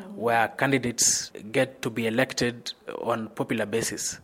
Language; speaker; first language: English; non-native, local second language; Luyia